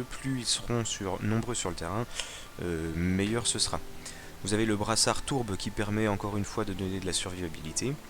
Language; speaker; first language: French; native; French